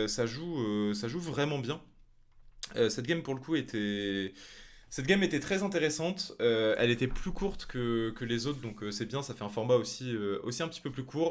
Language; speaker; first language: French; native; French